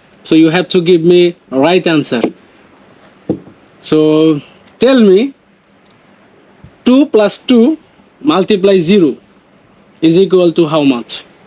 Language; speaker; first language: English; non-native, local second language; Bangla